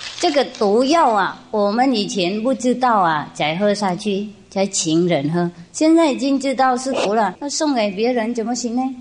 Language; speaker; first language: Chinese; non-native, fluent; Vietnamese